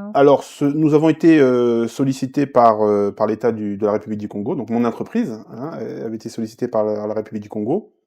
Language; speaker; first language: French; early bilingual, other home language; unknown